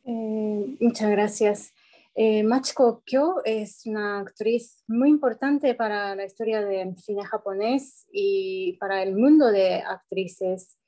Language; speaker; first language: Spanish; non-native, fluent; Japanese